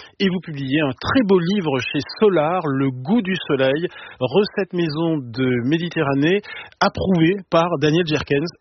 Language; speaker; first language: French; native; French